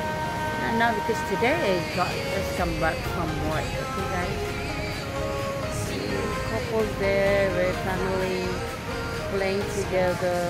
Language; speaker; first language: English; non-native, learner; Filipino